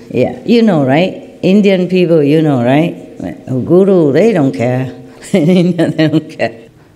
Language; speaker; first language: English; non-native, fluent; Vietnamese